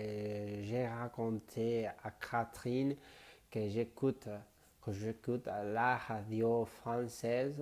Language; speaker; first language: French; non-native, learner; Spanish